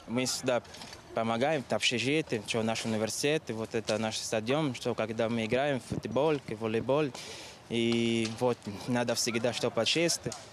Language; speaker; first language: Russian; non-native, learner; Portuguese